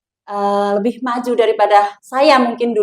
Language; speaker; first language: Indonesian; non-native, local second language; Javanese